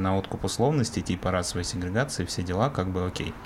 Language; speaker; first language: Russian; native; Russian